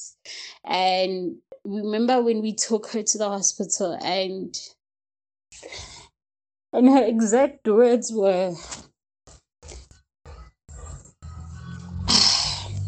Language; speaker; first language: English; non-native, local second language; Tswana